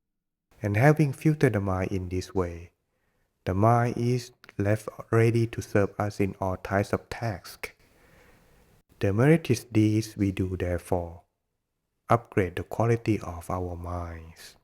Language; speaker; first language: English; non-native, fluent; Thai